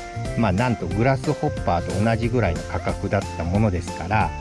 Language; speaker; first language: Japanese; native; Japanese